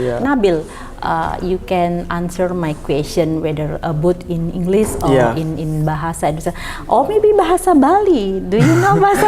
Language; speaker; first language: English; non-native, fluent; Indonesian